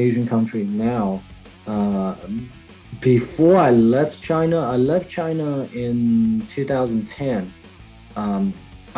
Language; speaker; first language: English; non-native, fluent; Chinese